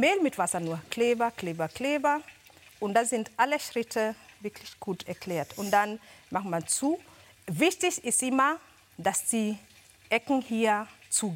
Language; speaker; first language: German; non-native, fluent; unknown